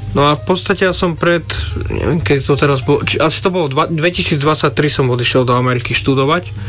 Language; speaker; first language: Slovak; native; Slovak